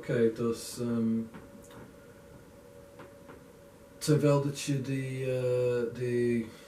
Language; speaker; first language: Dutch; non-native, learner; English